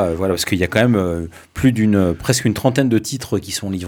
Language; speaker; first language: French; native; French